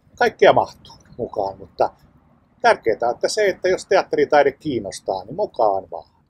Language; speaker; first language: Finnish; native; Finnish